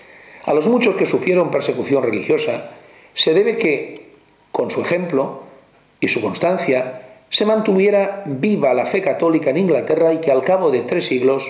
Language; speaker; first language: Spanish; native; Spanish